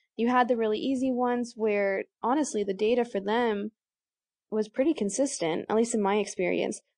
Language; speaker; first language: English; native; English